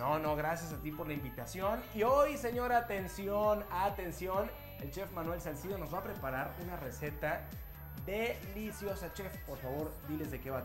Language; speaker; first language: Spanish; native; Spanish